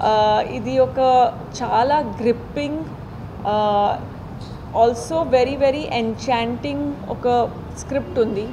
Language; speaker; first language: Telugu; non-native, fluent; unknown